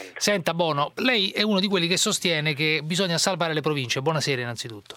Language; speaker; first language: Italian; native; Italian